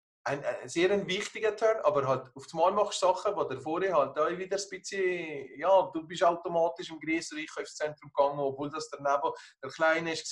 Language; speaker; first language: German; native; German